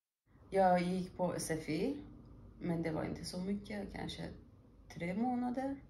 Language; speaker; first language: Swedish; non-native, learner; Persian